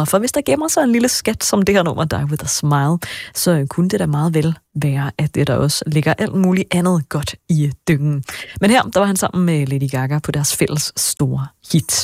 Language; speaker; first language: Danish; native; Danish